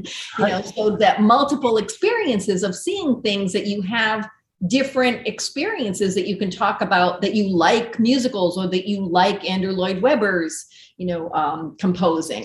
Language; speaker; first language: English; native; English